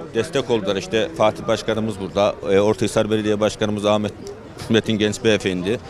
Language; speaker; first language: Turkish; native; Turkish